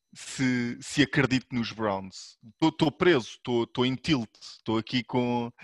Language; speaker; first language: Portuguese; native; Portuguese